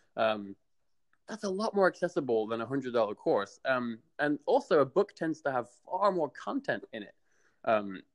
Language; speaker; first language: English; native; English